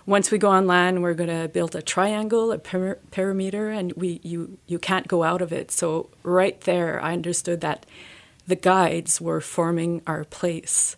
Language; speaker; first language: English; native; English